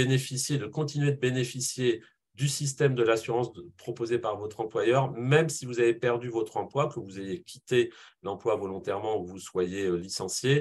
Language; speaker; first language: French; native; French